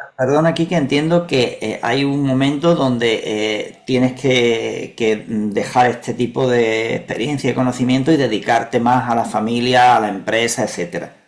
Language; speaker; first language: Spanish; native; Spanish